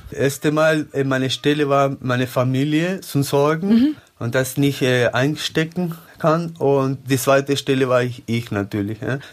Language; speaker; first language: German; non-native, learner; Spanish